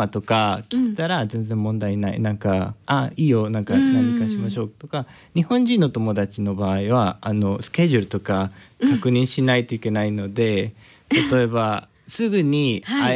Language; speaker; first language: Japanese; non-native, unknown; Spanish